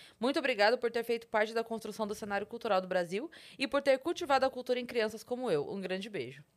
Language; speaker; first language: Portuguese; native; Portuguese